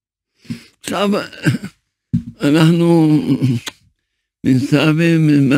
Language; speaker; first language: Hebrew; early bilingual, other home language; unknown